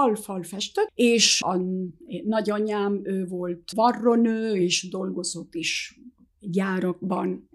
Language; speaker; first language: Hungarian; early bilingual, heritage; Hungarian